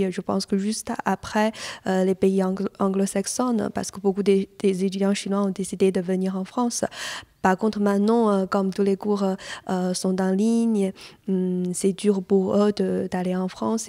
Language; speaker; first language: French; non-native, fluent; Chinese